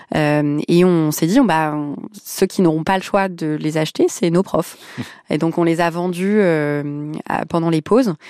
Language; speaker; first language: French; early bilingual, other home language; Arabic